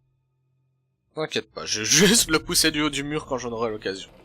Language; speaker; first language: French; native; French